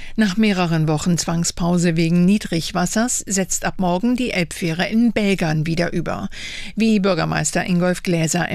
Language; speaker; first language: German; native; German